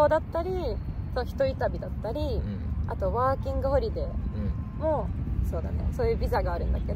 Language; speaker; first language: Japanese; non-native, fluent; Polish